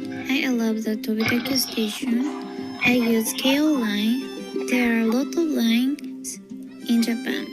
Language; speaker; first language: English; non-native, learner; Japanese